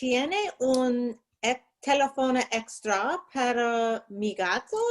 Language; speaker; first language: Spanish; non-native, learner; English